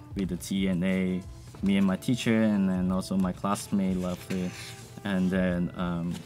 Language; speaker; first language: English; non-native, local second language; Cantonese